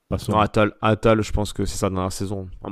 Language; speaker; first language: French; native; French